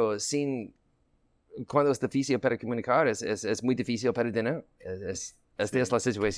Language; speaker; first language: Spanish; non-native, learner; English